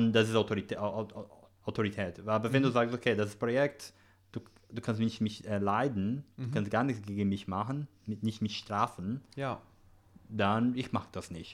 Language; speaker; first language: German; non-native, learner; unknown